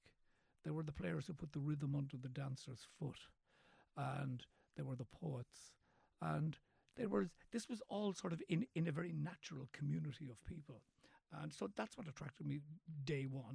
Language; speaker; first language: English; native; English